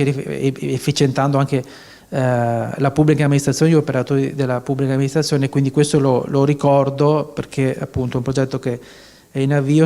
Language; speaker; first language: Italian; native; Italian